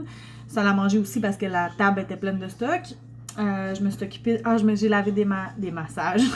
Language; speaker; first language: French; native; French